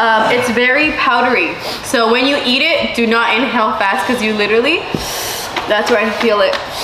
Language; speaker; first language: English; early bilingual, other home language; Spanish